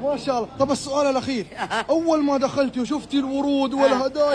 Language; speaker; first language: Arabic; native; Arabic